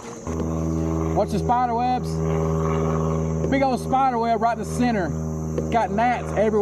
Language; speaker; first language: English; native; English